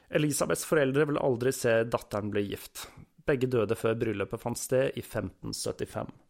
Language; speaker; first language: Norwegian; native; Norwegian